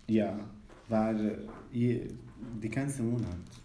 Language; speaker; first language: German; non-native, learner; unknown